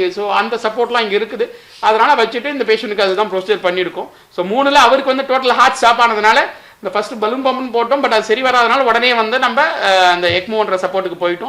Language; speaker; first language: Tamil; native; Tamil